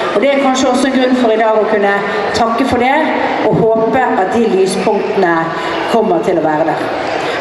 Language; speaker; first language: Norwegian; native; Norwegian